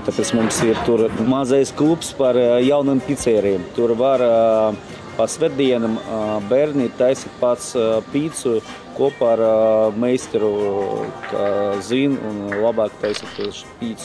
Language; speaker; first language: Latvian; non-native, local second language; Russian